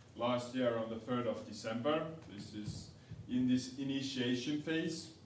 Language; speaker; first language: English; non-native, fluent; Estonian